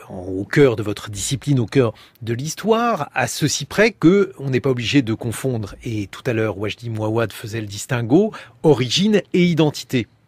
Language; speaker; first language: French; native; French